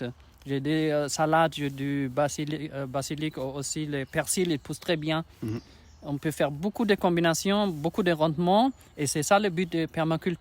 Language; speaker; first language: French; non-native, learner; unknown